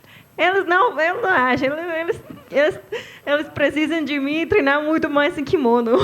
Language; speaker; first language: Portuguese; non-native, fluent; Spanish